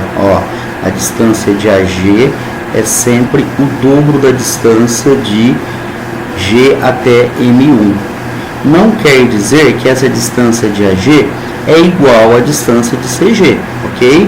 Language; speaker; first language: Portuguese; native; Portuguese